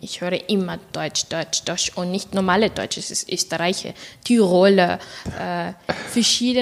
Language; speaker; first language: German; non-native, learner; Arabic